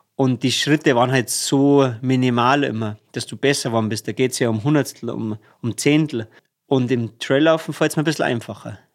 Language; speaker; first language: German; native; German